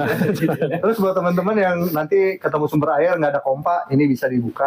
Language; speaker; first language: Indonesian; native; Indonesian